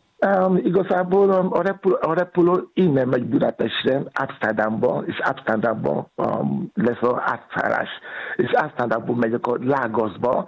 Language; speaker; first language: Hungarian; non-native, learner; Yoruba